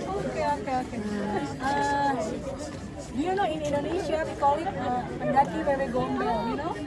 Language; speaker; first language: English; non-native, learner; Indonesian